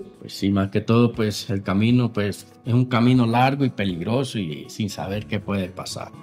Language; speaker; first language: Spanish; native; Spanish